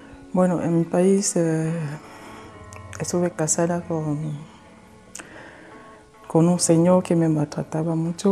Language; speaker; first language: Spanish; non-native, fluent; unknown